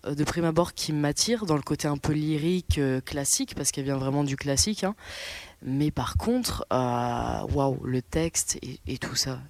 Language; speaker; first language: French; native; French